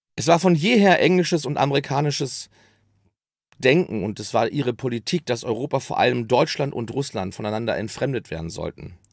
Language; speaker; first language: German; native; German